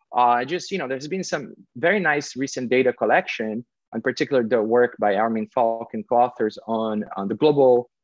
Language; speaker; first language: English; non-native, fluent; Portuguese